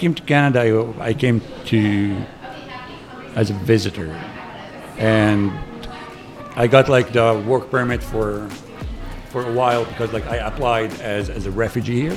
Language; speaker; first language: English; non-native, fluent; Arabic